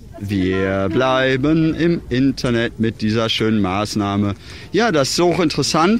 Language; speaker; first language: German; native; German